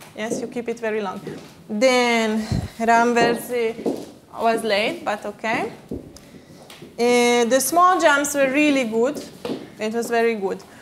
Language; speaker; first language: English; non-native, fluent; Hungarian